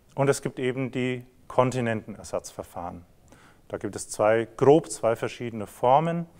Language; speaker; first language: German; native; German